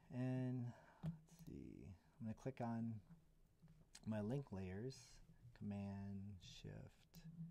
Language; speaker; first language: English; native; English